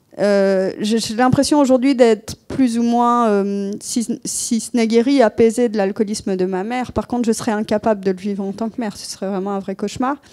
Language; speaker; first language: French; native; French